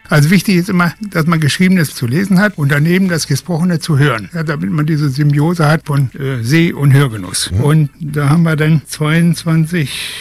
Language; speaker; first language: German; native; German